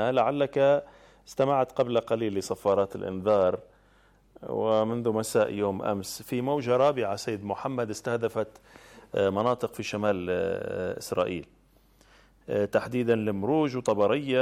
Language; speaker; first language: Arabic; native; Arabic